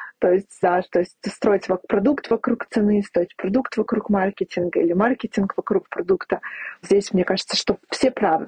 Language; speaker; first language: Russian; native; Russian